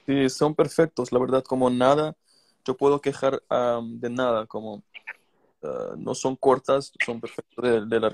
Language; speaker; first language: Spanish; non-native, learner; English